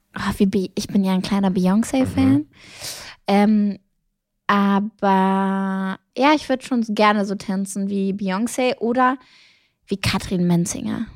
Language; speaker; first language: German; early bilingual, other home language; Greek